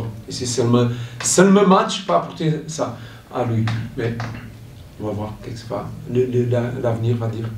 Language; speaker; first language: French; non-native, learner; Portuguese